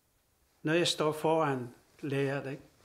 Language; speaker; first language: Danish; non-native, local second language; Kalaallisut